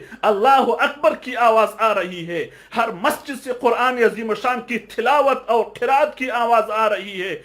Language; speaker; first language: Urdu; non-native, fluent; Pashto